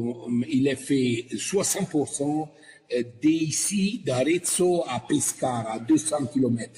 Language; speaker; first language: French; non-native, learner; Italian